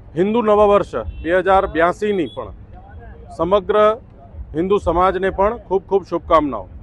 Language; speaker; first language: Gujarati; non-native, local second language; Sindhi